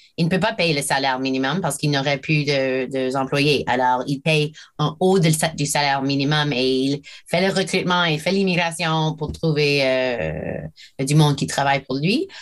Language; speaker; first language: French; non-native, local second language; English